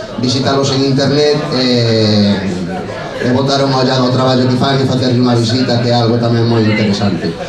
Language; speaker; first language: Galician; non-native, local second language; Spanish